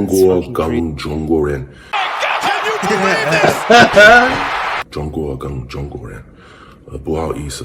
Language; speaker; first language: Chinese; non-native, learner; English